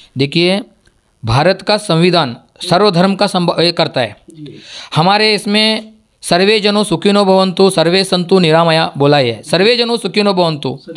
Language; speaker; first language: Hindi; non-native, local second language; Marathi